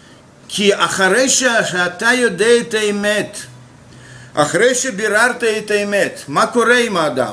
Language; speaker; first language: Hebrew; non-native, fluent; Russian